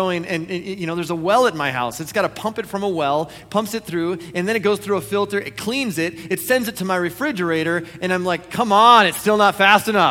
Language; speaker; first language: English; native; English